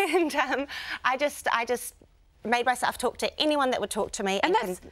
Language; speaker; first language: English; native; English